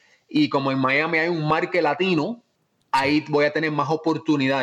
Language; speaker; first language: Spanish; early bilingual, heritage; Spanish